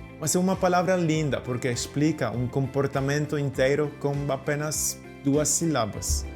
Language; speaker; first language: Portuguese; non-native, fluent; Polish